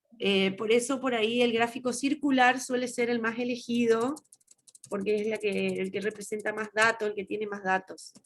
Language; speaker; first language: Spanish; native; Spanish